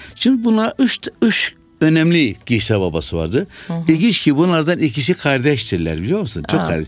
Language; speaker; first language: Turkish; non-native, local second language; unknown